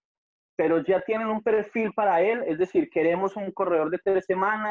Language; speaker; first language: Spanish; native; Spanish